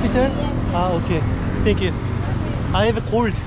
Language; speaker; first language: English; non-native, learner; Korean